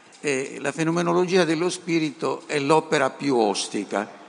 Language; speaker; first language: Italian; native; Italian